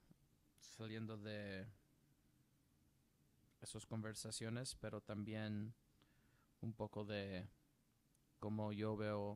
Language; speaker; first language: Spanish; non-native, learner; English